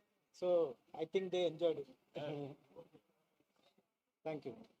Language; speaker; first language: Telugu; non-native, fluent; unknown